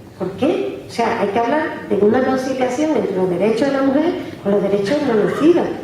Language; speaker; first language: Spanish; native; Spanish